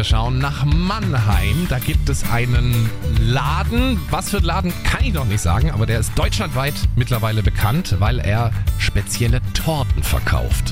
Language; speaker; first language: German; native; German